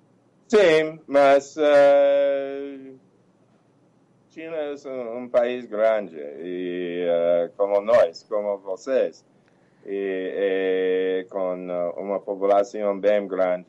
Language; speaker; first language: Portuguese; non-native, fluent; English